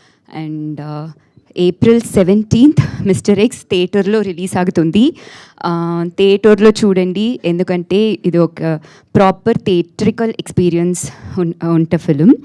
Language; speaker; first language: Telugu; non-native, learner; Tamil